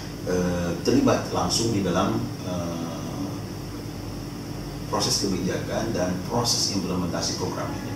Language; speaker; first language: Indonesian; native; Indonesian